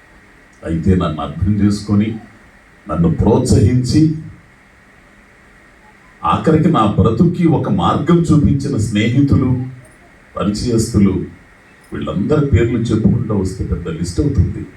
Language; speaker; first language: Telugu; native; Telugu